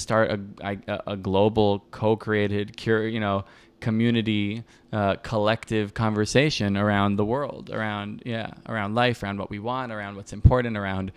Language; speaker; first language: English; native; English